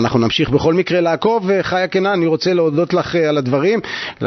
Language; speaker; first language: Hebrew; native; Hebrew